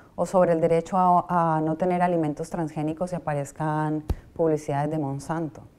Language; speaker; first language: Spanish; native; Spanish